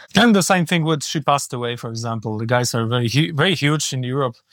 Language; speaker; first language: English; non-native, learner; Polish